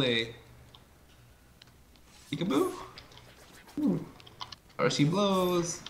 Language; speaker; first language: English; native; English